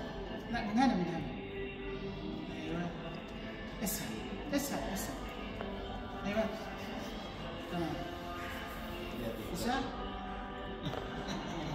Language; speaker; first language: Arabic; non-native, fluent; Indonesian